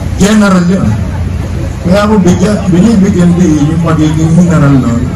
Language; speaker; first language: Filipino; native; Filipino